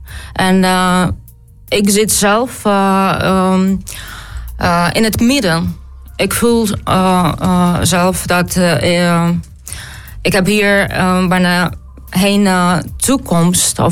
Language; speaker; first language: Dutch; non-native, learner; Ukrainian